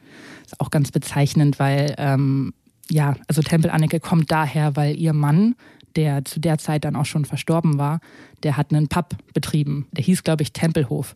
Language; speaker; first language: German; native; German